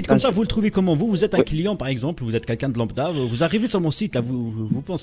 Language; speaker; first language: French; native; French